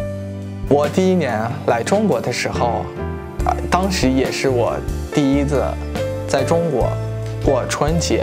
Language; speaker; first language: Chinese; non-native, fluent; Malagasy